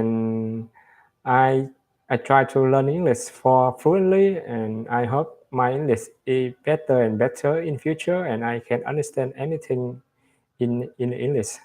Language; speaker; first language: English; non-native, learner; Vietnamese